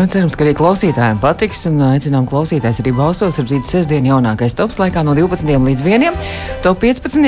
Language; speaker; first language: Latvian; native; Latvian